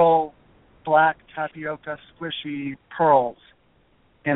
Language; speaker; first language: English; native; English